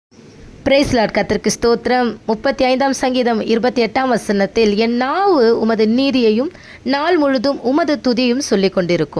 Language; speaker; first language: Tamil; native; Tamil